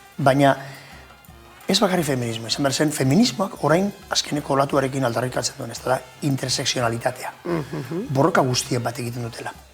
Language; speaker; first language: Basque; non-native, local second language; Spanish